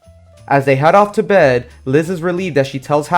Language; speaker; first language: English; native; English